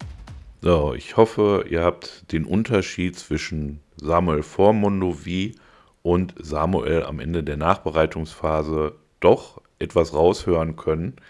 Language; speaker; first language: German; native; German